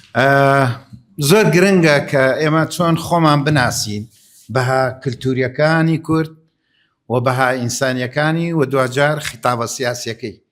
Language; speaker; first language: Central Kurdish; native; Central Kurdish